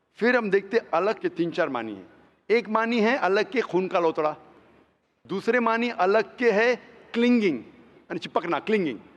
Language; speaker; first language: Hindi; non-native, local second language; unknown